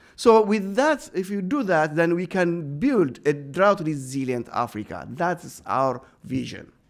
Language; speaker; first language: English; non-native, fluent; Amharic